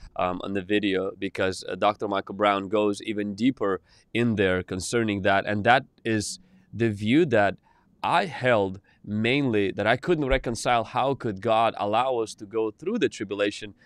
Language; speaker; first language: English; non-native, fluent; Ukrainian